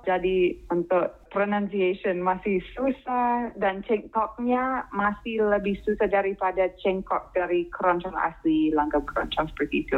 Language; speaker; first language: Indonesian; non-native, fluent; English